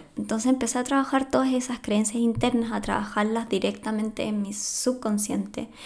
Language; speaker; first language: Spanish; native; Spanish